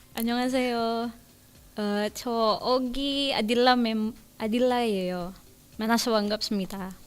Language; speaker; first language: Korean; non-native, learner; Indonesian